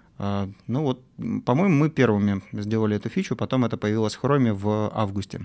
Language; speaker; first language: Russian; native; Russian